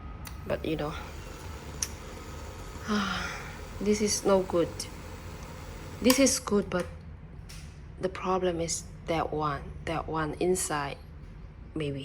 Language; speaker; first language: English; non-native, learner; Burmese